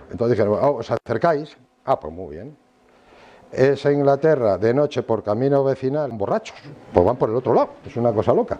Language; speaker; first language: Spanish; native; Spanish